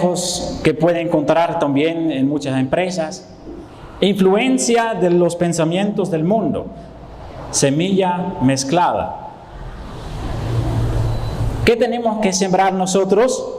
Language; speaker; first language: Spanish; non-native, fluent; Dutch